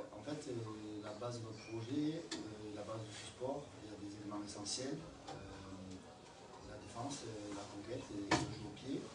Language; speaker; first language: French; native; French